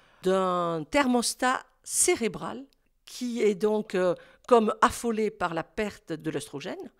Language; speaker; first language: French; native; French